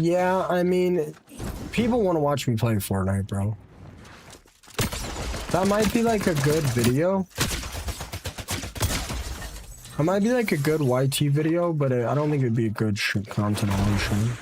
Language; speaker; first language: English; native; English